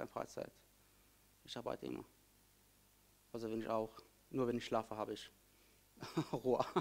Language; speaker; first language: German; non-native, fluent; Kurdish